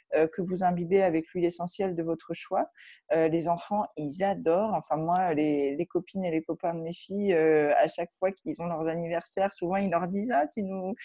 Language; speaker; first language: French; native; French